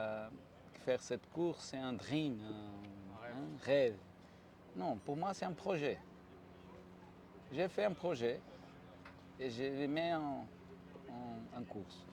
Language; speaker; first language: French; non-native, fluent; Portuguese